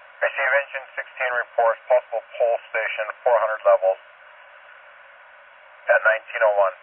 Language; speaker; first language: English; native; English